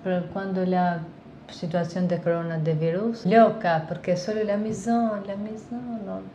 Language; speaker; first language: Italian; non-native, learner; Albanian